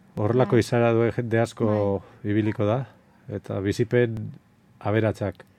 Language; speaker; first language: Basque; native; Basque